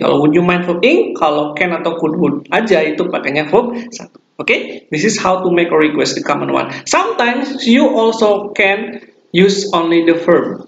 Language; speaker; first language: English; non-native, fluent; Indonesian